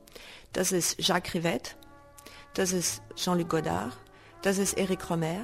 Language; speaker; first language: German; non-native, fluent; French